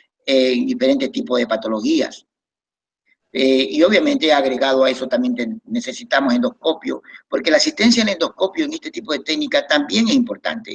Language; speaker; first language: Spanish; native; Spanish